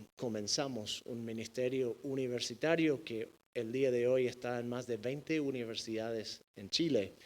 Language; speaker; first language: Spanish; non-native, fluent; English